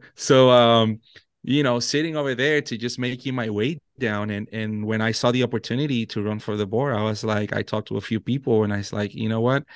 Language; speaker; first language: English; non-native, fluent; Spanish